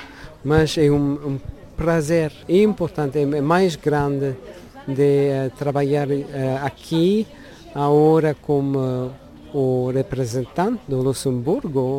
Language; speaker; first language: Portuguese; non-native, learner; Luxembourgish